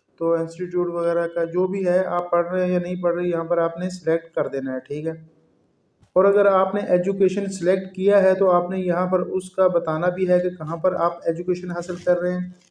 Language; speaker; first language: Urdu; non-native, local second language; Punjabi